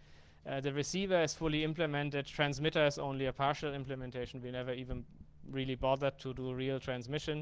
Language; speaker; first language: English; non-native, fluent; German